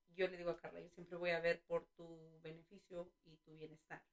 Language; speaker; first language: Spanish; early bilingual, heritage; Spanish